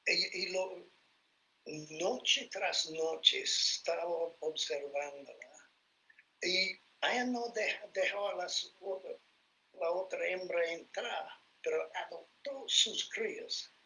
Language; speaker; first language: Spanish; non-native, fluent; English